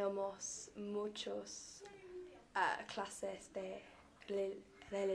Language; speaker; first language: Spanish; non-native, learner; English